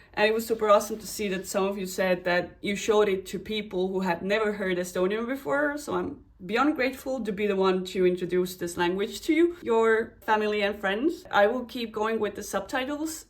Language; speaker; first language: English; non-native, fluent; Estonian